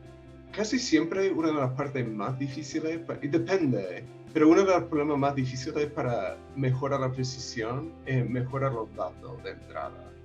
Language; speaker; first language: Spanish; non-native, fluent; English